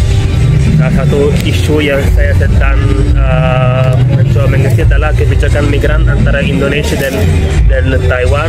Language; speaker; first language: Indonesian; non-native, fluent; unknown